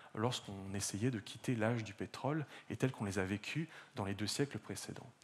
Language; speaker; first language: French; native; French